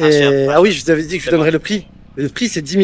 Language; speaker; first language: French; native; French